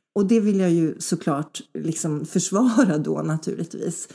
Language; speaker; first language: Swedish; early bilingual, other home language; Polish